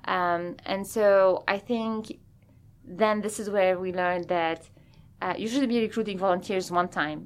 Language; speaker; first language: English; non-native, fluent; Arabic